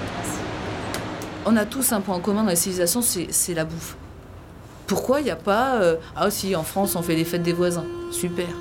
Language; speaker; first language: French; native; French